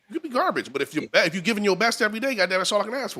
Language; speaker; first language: English; native; English